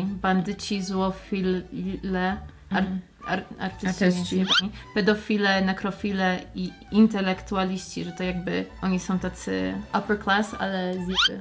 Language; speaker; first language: Polish; early bilingual, heritage; Polish